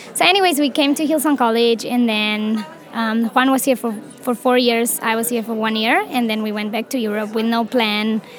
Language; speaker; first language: English; non-native, fluent; Romanian